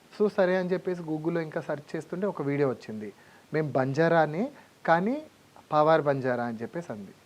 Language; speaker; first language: Telugu; non-native, local second language; Lambadi